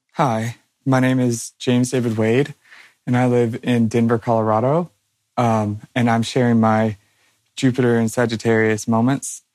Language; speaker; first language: English; native; English